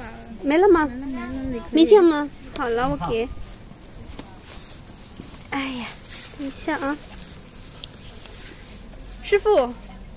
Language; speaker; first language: Chinese; non-native, learner; Khowar